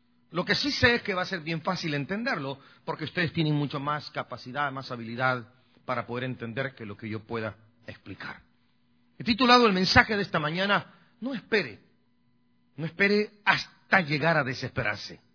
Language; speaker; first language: Spanish; native; Spanish